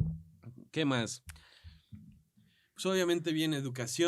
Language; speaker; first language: Spanish; native; Spanish